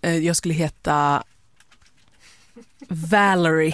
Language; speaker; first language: Swedish; native; Swedish